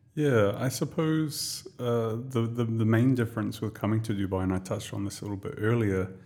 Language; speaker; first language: English; native; English